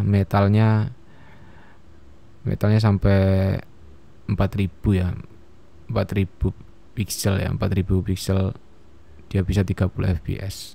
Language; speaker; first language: Indonesian; native; Indonesian